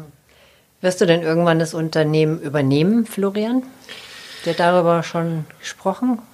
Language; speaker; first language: German; native; German